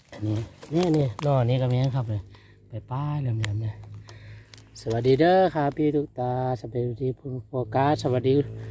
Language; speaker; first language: Thai; non-native, local second language; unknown